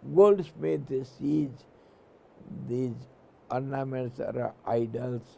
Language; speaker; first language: English; non-native, local second language; Hindi